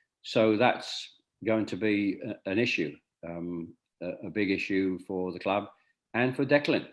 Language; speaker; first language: English; native; English